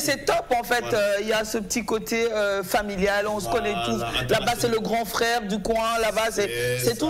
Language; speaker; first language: French; native; French